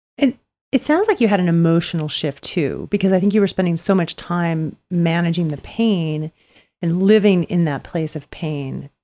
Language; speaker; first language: English; native; English